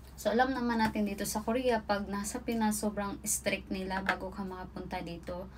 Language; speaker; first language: Filipino; native; Filipino